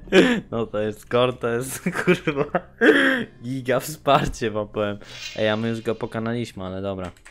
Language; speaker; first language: Polish; native; Polish